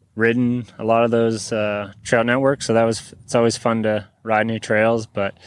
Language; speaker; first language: English; native; English